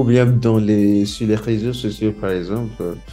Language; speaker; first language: French; non-native, learner; Portuguese